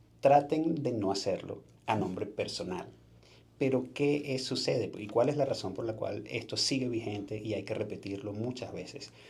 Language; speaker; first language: Spanish; native; Spanish